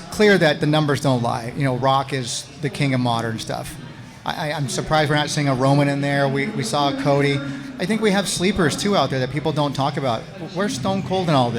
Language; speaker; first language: English; native; English